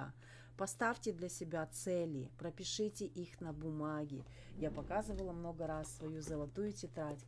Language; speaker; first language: Russian; native; Russian